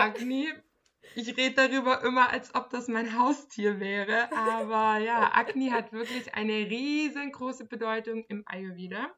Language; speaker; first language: German; native; German